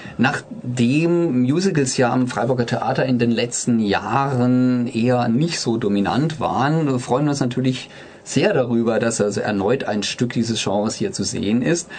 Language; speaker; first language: German; native; German